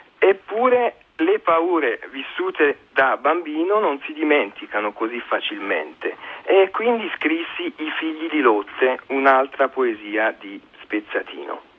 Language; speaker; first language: Italian; early bilingual, heritage; Italian